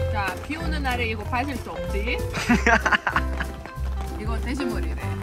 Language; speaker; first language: Korean; non-native, fluent; Russian